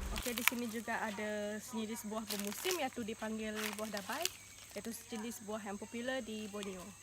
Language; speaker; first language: Malay; non-native, local second language; Iban